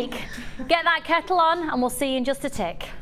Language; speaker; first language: English; native; English